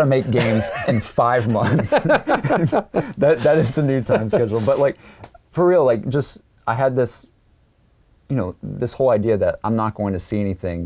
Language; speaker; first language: English; native; English